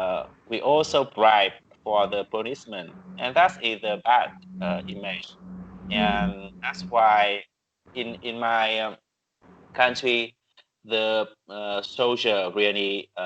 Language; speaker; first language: English; non-native, learner; Vietnamese